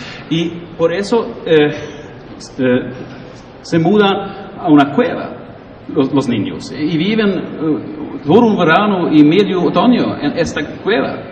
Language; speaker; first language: Spanish; non-native, learner; Swedish